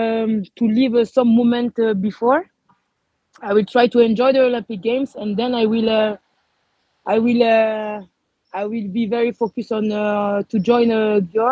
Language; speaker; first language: English; non-native, learner; French